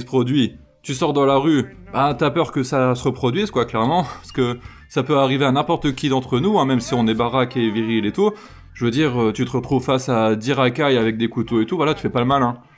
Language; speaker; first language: French; native; French